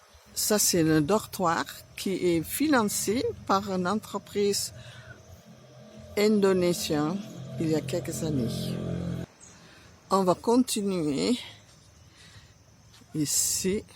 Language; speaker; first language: French; non-native, learner; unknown